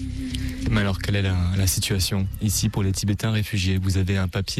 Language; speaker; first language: French; native; French